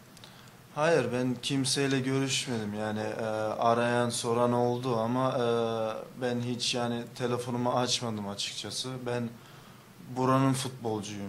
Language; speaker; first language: Turkish; early bilingual, heritage; English